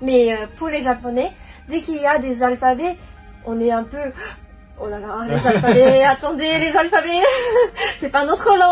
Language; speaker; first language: French; non-native, fluent; Japanese